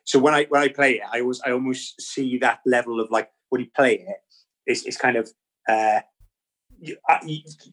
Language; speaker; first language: English; native; English